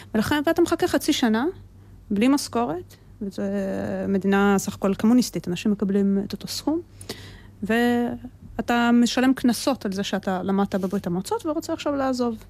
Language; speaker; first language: Hebrew; early bilingual, other home language; Russian